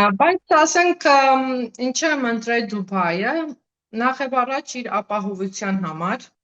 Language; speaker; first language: Armenian; native; Armenian